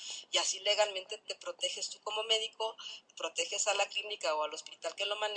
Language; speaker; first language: Spanish; native; Spanish